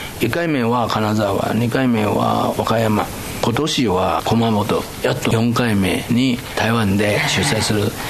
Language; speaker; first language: Japanese; non-native, fluent; Chinese